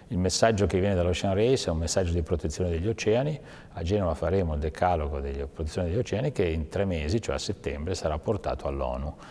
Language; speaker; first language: Italian; native; Italian